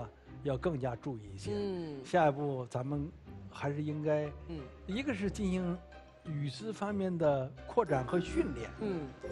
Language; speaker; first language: Chinese; native; Chinese